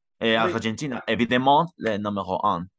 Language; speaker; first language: French; non-native, learner; Spanish